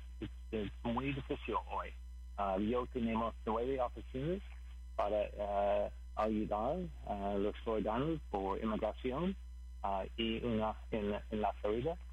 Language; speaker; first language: Spanish; non-native, learner; English